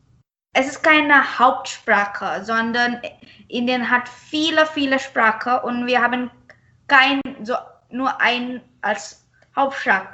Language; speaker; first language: German; non-native, fluent; Marathi